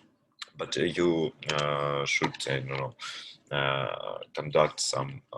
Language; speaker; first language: English; non-native, learner; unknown